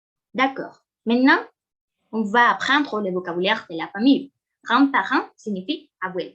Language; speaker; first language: French; non-native, fluent; Spanish